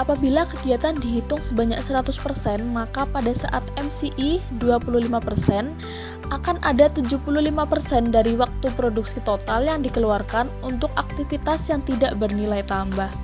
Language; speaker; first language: Indonesian; native; Indonesian